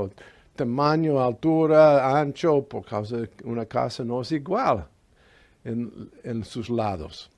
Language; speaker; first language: Spanish; non-native, fluent; English